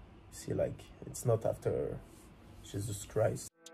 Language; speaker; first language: English; non-native, fluent; French